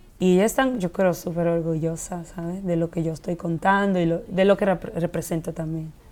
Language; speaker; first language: Spanish; early bilingual, heritage; Spanish